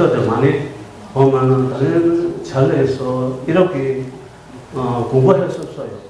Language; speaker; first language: Korean; non-native, learner; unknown